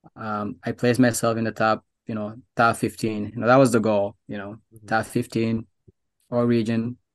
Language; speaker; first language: English; non-native, local second language; Arabic